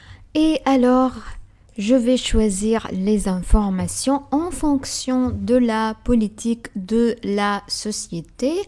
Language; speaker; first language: French; non-native, fluent; Arabic